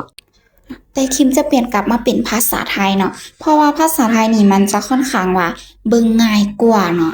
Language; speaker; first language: Thai; non-native, local second language; Lao